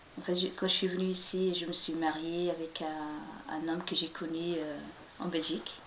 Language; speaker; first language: French; non-native, local second language; Somali